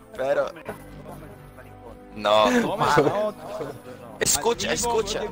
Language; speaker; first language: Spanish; non-native, learner; Portuguese